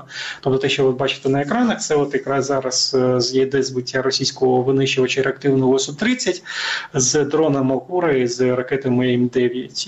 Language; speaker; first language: Ukrainian; native; Ukrainian